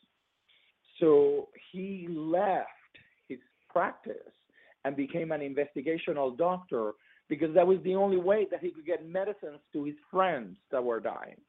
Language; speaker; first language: English; non-native, fluent; Spanish